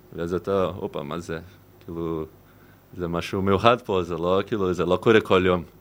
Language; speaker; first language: Hebrew; non-native, fluent; Portuguese